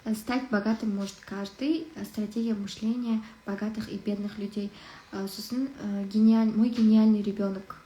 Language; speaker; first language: Russian; non-native, local second language; Kazakh